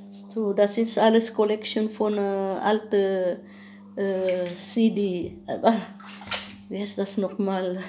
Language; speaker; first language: German; non-native, learner; Filipino